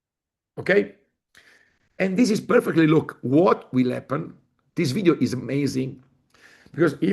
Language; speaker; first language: English; non-native, fluent; Italian